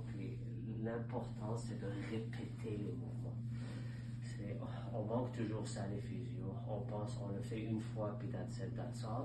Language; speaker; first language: French; native; French